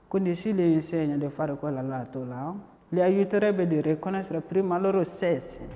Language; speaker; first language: Italian; non-native, fluent; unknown